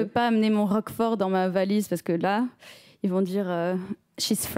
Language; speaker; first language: French; early bilingual, heritage; French